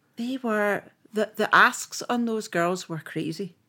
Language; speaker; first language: English; native; English